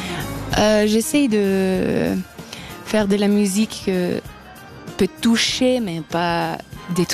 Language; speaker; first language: French; non-native, learner; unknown